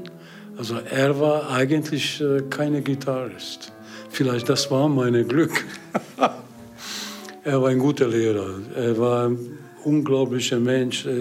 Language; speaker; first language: German; non-native, learner; Hungarian